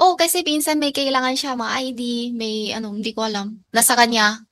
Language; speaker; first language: Filipino; non-native, learner; Chinese